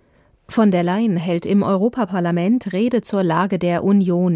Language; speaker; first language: German; native; German